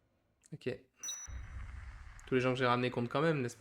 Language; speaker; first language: French; native; French